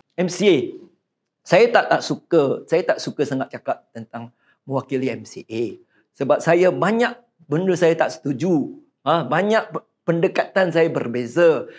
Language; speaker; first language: Malay; non-native, local second language; Chinese